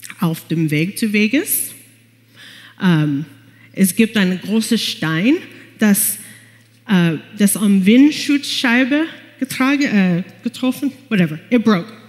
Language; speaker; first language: German; non-native, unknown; English